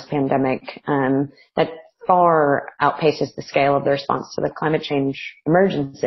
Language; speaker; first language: English; native; English